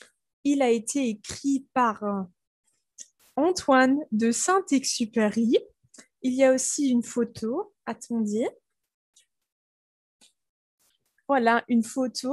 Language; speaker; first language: French; non-native, fluent; German